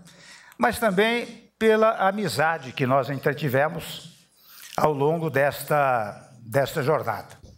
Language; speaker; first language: Portuguese; native; Portuguese